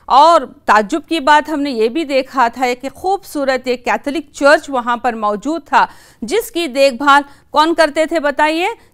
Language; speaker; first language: Urdu; native; Urdu